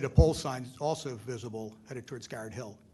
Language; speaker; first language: English; native; English